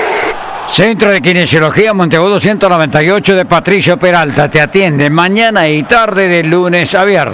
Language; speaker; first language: Spanish; native; Spanish